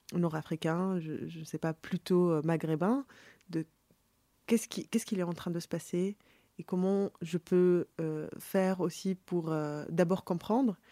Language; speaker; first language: French; non-native, local second language; Arabic